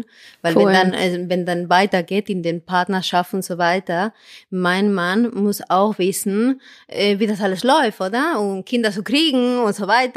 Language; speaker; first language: German; non-native, fluent; Spanish